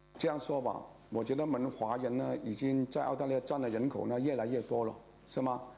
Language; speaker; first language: Chinese; native; Chinese